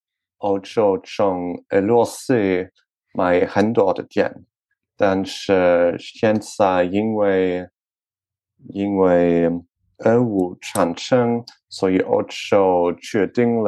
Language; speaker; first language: Chinese; non-native, learner; French